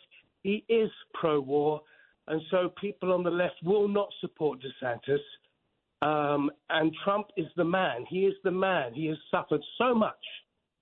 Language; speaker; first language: English; native; English